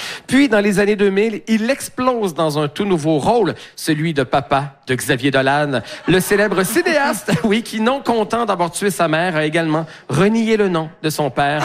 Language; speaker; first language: French; native; French